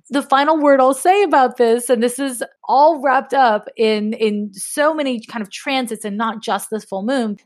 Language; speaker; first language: English; native; English